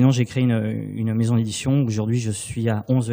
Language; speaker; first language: French; native; French